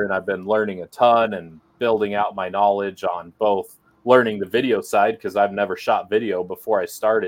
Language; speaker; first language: English; native; English